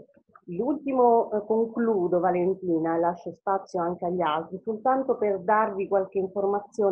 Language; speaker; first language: Italian; native; Italian